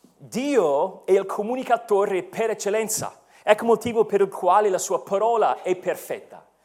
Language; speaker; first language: Italian; non-native, fluent; English